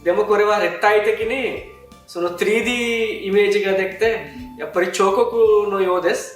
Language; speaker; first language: Japanese; non-native, fluent; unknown